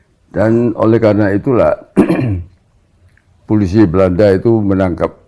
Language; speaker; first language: Indonesian; non-native, local second language; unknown